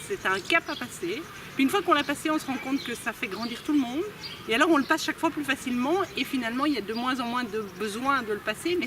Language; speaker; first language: French; native; French